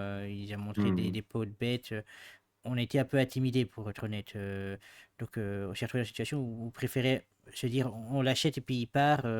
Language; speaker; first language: French; native; French